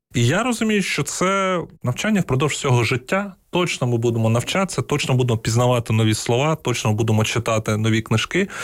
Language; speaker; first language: Ukrainian; non-native, local second language; Russian